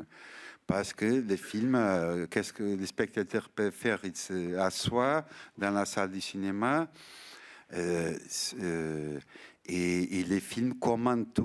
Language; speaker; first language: French; non-native, fluent; Portuguese